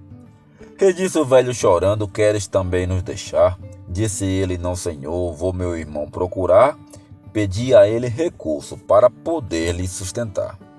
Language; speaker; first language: Portuguese; native; Portuguese